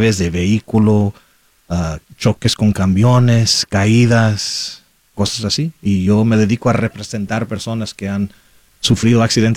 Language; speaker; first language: Spanish; non-native, local second language; English